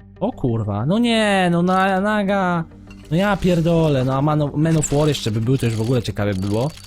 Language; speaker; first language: Polish; native; Polish